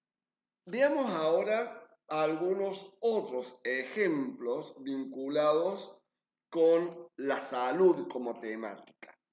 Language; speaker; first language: Spanish; native; Spanish